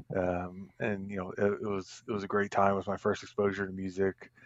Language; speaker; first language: English; native; English